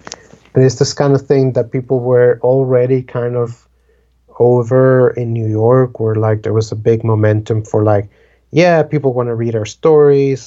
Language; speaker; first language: English; non-native, fluent; Spanish